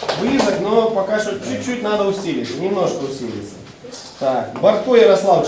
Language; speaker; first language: Russian; non-native, local second language; Ukrainian